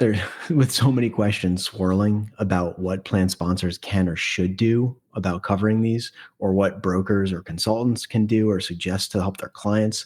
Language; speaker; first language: English; native; English